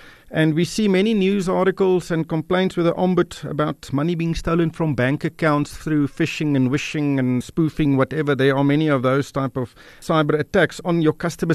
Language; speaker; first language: English; non-native, local second language; Afrikaans